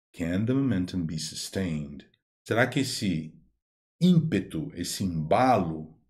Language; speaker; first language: Portuguese; native; Portuguese